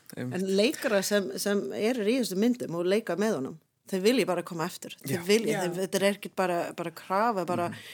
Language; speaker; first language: Icelandic; non-native, fluent; English